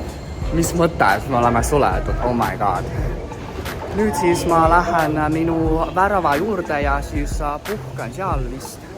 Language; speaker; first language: Estonian; non-native, fluent; Chinese